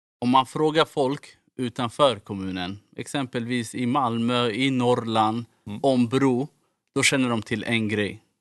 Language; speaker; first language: Swedish; early bilingual, other home language; Somali